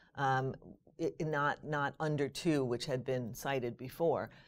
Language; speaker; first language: English; native; English